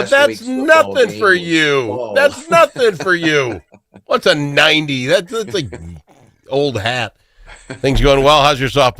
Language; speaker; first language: English; native; English